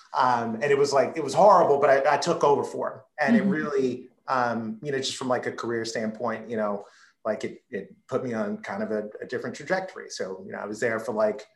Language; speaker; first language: English; native; English